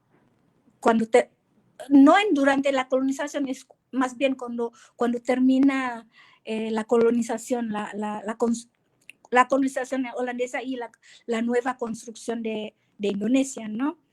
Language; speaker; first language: Spanish; non-native, fluent; Indonesian